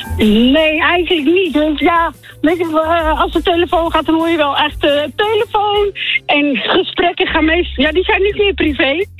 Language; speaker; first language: Dutch; native; Dutch